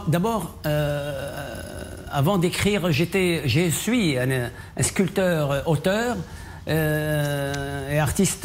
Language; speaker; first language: French; non-native, local second language; Arabic